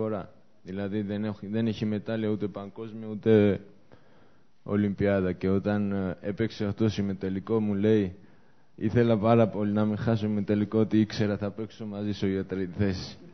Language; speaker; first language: Greek; non-native, fluent; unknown